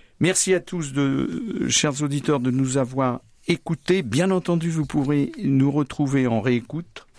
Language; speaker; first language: French; native; French